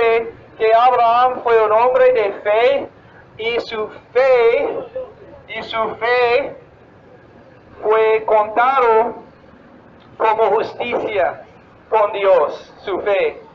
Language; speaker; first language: Spanish; non-native, fluent; English